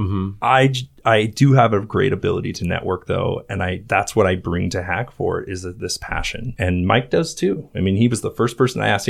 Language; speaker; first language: English; native; English